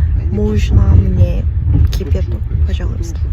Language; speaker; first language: Russian; non-native, learner; Korean